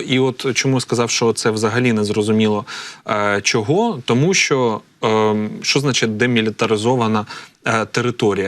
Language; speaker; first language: Ukrainian; native; Ukrainian